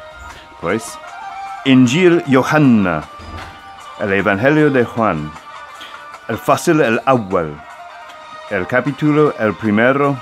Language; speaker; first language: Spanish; non-native, fluent; English